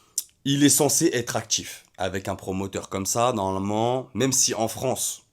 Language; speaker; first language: French; native; French